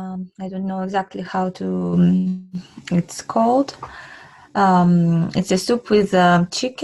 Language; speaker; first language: English; non-native, learner; Russian